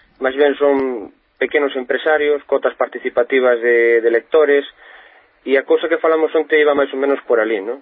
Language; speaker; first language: Galician; non-native, local second language; Spanish